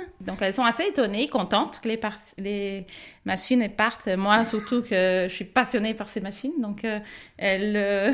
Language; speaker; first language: French; non-native, fluent; Portuguese